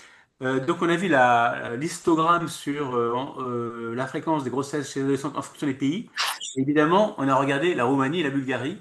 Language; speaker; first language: French; native; French